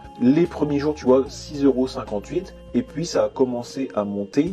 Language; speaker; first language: French; native; French